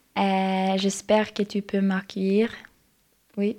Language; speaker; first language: French; non-native, learner; Norwegian